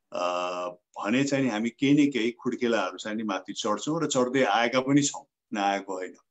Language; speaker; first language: Nepali; native; Nepali